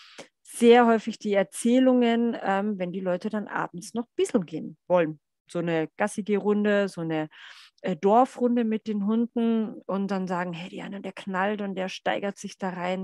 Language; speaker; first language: German; native; German